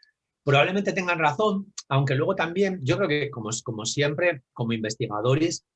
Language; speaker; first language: Spanish; native; Spanish